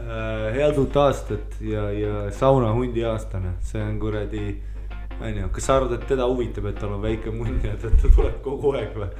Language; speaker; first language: Estonian; native; Estonian